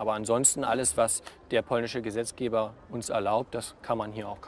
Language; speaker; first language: German; native; German